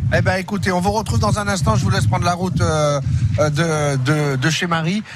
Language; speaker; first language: French; native; French